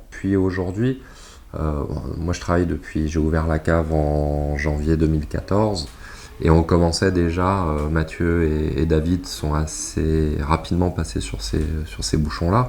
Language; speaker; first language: French; native; French